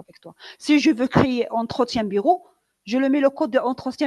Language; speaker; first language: French; non-native, local second language; Arabic